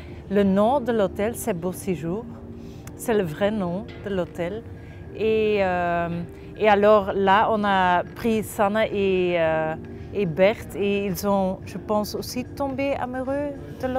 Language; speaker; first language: French; non-native, local second language; Dutch